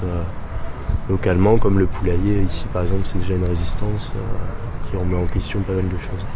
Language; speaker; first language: French; native; French